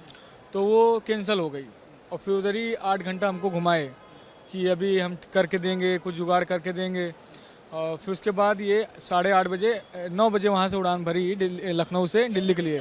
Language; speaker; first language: Hindi; native; Hindi